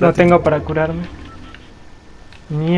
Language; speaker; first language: Spanish; native; Spanish